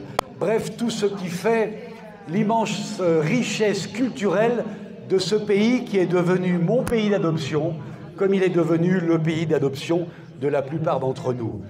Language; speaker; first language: French; native; French